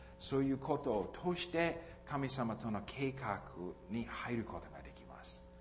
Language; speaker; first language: Japanese; non-native, fluent; English